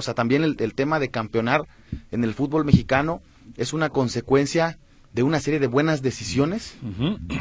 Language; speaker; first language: Spanish; native; Spanish